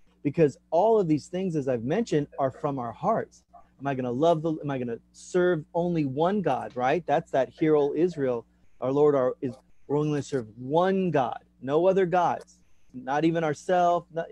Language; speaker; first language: English; native; English